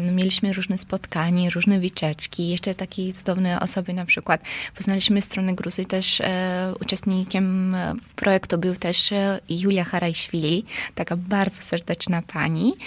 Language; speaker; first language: Polish; non-native, fluent; Georgian